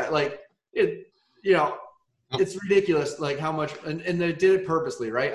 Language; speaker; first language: English; native; English